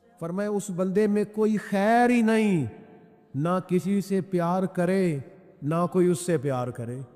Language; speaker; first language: Urdu; non-native, local second language; Punjabi